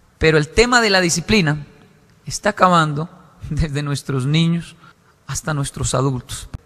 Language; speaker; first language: Spanish; non-native, fluent; Japanese